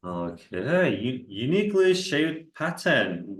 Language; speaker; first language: English; non-native, fluent; Kazakh